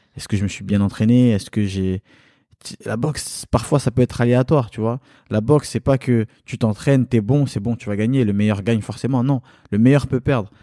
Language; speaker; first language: French; early bilingual, other home language; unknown